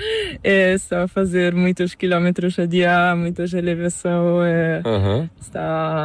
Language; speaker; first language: Spanish; non-native, learner; Portuguese